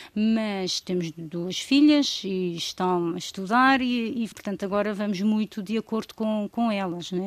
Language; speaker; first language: Portuguese; non-native, local second language; Kabuverdianu